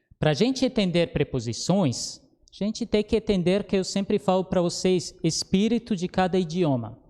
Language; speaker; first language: Portuguese; non-native, fluent; Croatian